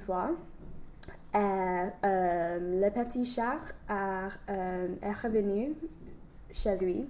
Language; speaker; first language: French; non-native, learner; English